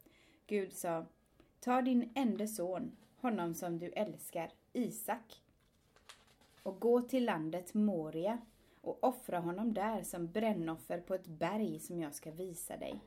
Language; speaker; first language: Swedish; native; Swedish